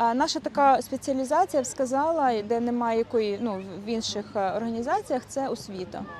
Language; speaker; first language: Ukrainian; native; Ukrainian